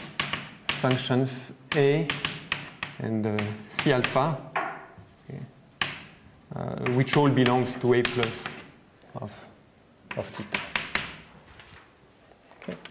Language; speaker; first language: English; non-native, fluent; French